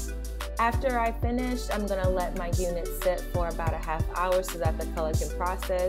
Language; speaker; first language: English; native; English